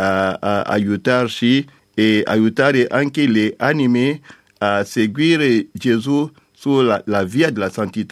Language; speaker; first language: Italian; non-native, learner; French